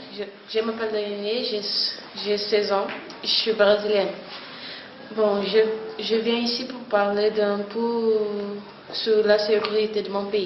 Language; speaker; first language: French; non-native, learner; Portuguese